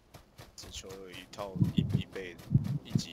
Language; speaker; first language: Chinese; native; Chinese